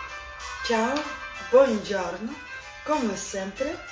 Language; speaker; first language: Italian; non-native, learner; Russian